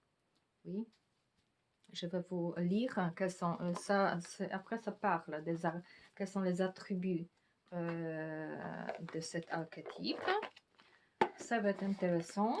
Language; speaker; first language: French; non-native, fluent; Polish